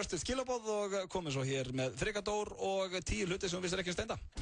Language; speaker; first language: Icelandic; native; Icelandic